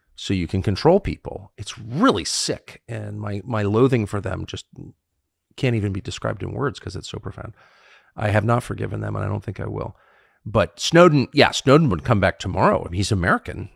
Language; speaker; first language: English; native; English